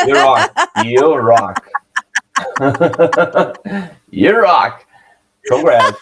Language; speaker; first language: English; non-native, learner; Portuguese